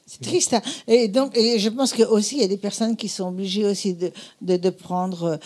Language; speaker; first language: French; native; French